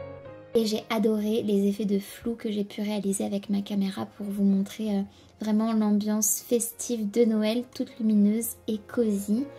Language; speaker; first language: French; native; French